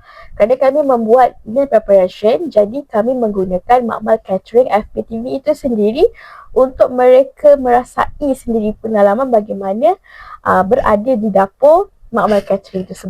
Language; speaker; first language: Malay; native; Malay